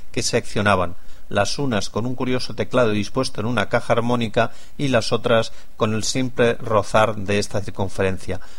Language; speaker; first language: Spanish; non-native, local second language; Catalan